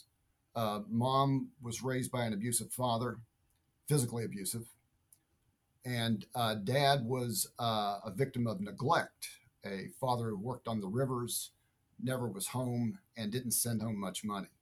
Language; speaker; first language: English; native; English